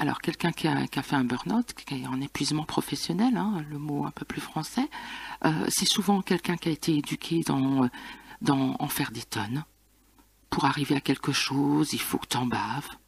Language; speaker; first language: French; native; French